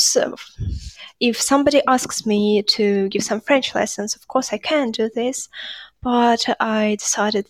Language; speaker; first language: English; non-native, fluent; Russian